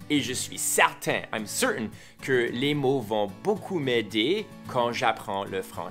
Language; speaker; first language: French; non-native, fluent; English